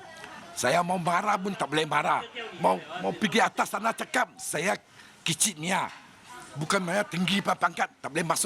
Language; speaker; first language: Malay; non-native, local second language; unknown